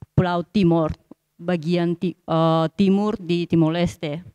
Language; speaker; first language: Indonesian; non-native, fluent; Japanese